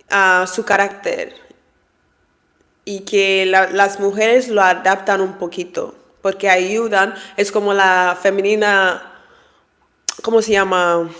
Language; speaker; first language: Spanish; non-native, learner; English